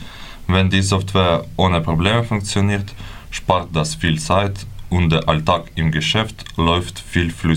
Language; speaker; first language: German; non-native, learner; Ukrainian